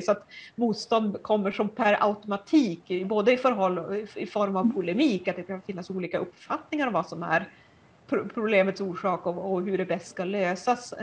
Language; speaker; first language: Swedish; native; Swedish